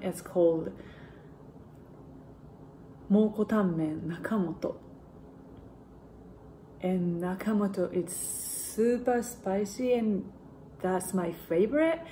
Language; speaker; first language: English; non-native, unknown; Japanese